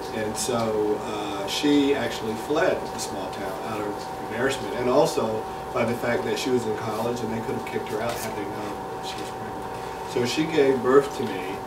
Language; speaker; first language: English; native; English